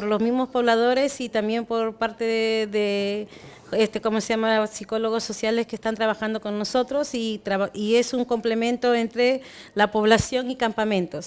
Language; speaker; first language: Spanish; native; Spanish